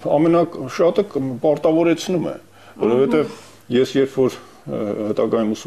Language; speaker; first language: Armenian; native; Armenian